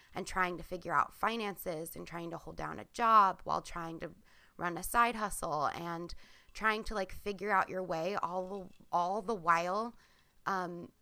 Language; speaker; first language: English; native; English